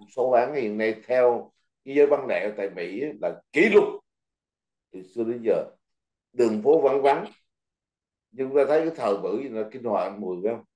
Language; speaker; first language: Vietnamese; native; Vietnamese